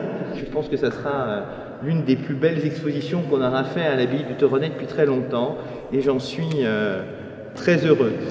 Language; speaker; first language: French; native; French